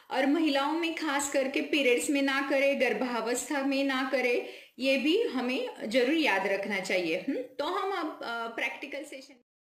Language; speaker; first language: Hindi; non-native, local second language; Marathi